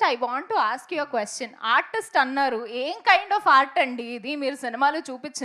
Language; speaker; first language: Telugu; native; Telugu